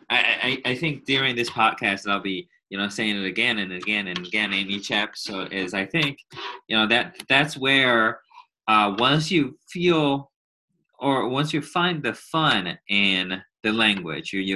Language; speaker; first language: English; non-native, fluent; Chinese